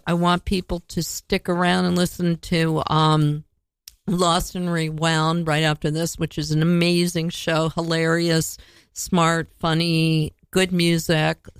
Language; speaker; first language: English; native; English